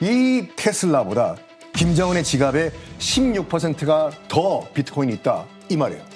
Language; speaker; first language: Korean; native; Korean